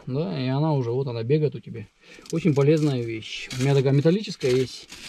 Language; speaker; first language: Russian; native; Russian